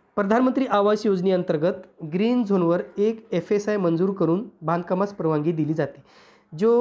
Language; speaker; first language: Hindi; non-native, local second language; Marathi